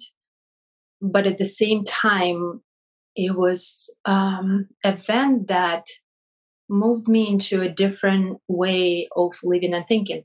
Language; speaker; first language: English; non-native, fluent; Russian